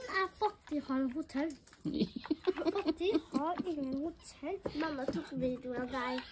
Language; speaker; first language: Norwegian; early bilingual, other home language; Filipino